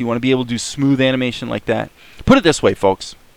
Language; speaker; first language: English; native; English